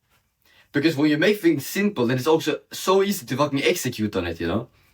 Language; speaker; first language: English; non-native, fluent; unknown